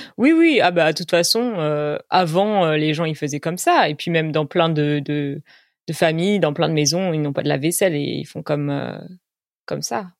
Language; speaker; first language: French; native; French